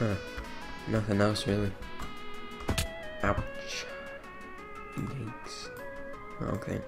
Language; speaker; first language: English; native; English